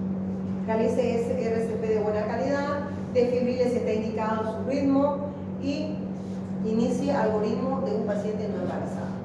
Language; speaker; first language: Spanish; native; Spanish